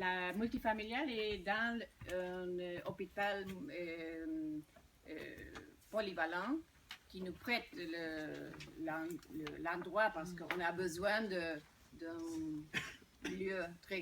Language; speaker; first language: French; non-native, fluent; Spanish